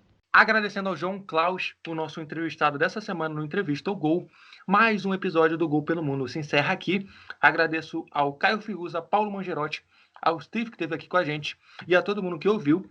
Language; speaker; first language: Portuguese; native; Portuguese